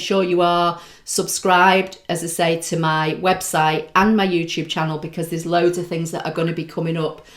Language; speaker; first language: English; native; English